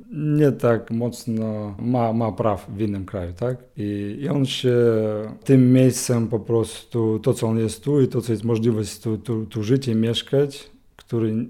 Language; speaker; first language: Polish; non-native, learner; Ukrainian